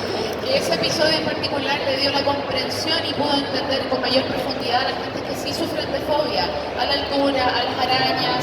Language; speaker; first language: Spanish; native; Spanish